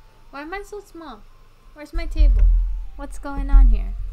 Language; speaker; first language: English; early bilingual, other home language; Japanese